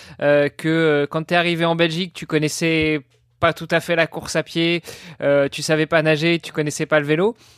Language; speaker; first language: French; non-native, fluent; Italian